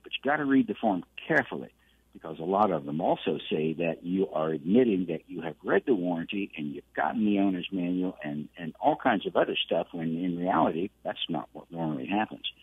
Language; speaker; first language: English; native; English